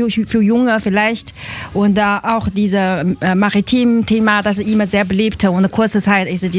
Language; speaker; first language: German; non-native, learner; Chinese